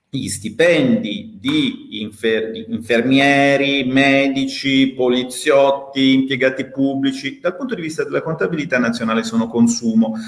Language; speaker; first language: Italian; native; Italian